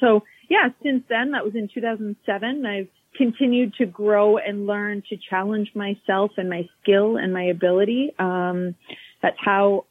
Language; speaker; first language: English; native; English